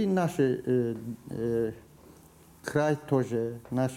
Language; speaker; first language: Russian; non-native, local second language; Azerbaijani